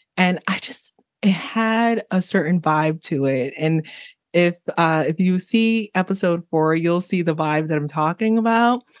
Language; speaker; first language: English; early bilingual, other home language; Haitian Creole